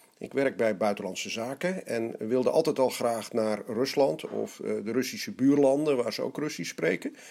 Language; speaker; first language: Dutch; native; Dutch